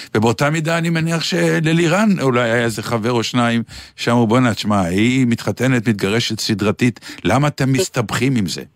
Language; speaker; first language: Hebrew; native; Hebrew